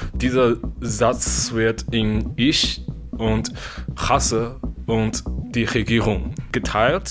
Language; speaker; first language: German; non-native, learner; Chinese